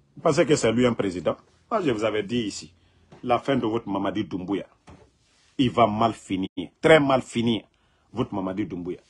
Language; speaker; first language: French; non-native, local second language; Mandingo